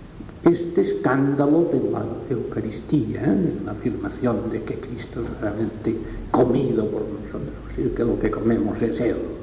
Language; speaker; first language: Spanish; non-native, local second language; Catalan